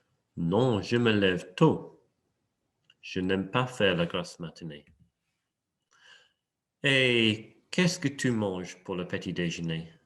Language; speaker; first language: French; non-native, fluent; English